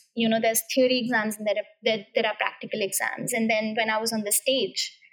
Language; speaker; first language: English; non-native, local second language; Hindi